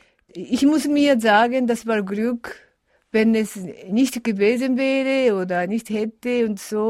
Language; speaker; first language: German; non-native, fluent; Japanese